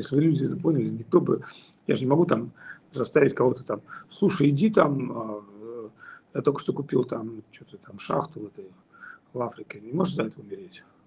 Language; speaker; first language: Russian; native; Russian